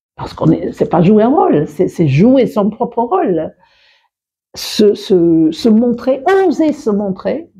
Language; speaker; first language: French; non-native, fluent; English